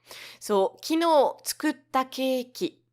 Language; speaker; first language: Japanese; non-native, learner; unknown